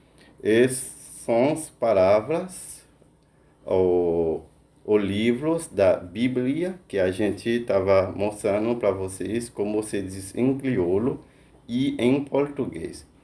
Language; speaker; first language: Portuguese; non-native, fluent; Haitian Creole